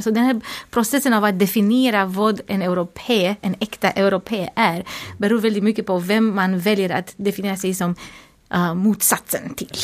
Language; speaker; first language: Swedish; non-native, fluent; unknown